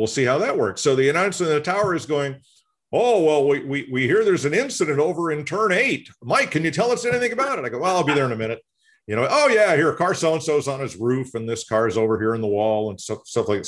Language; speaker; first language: English; native; English